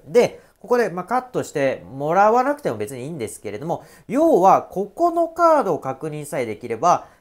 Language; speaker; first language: Japanese; native; Japanese